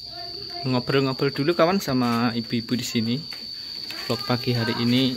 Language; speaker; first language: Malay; non-native, local second language; Javanese